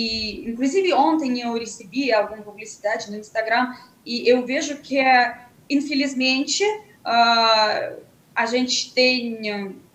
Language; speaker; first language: Portuguese; non-native, fluent; Russian